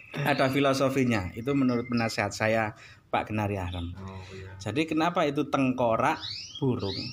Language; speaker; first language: Indonesian; native; Indonesian